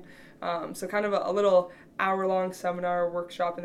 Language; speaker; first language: English; native; English